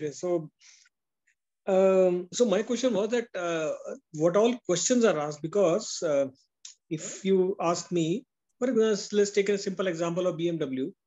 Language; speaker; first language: English; non-native, local second language; Hindi